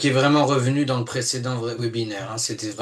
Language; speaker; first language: French; native; French